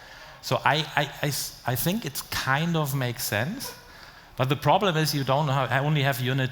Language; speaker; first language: English; non-native, fluent; German